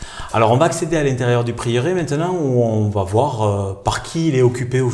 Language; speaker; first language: French; native; French